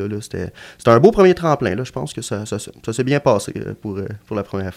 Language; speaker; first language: French; native; French